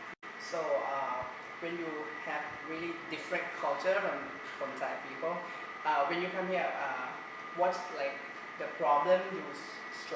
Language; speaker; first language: English; non-native, fluent; Thai